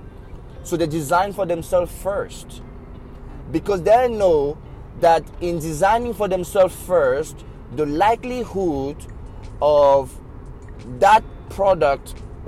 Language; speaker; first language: English; non-native, local second language; French